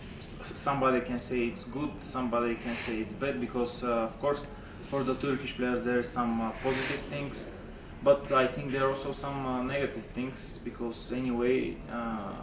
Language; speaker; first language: English; non-native, fluent; Bulgarian